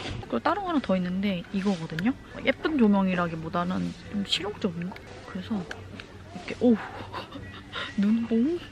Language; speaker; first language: Korean; native; Korean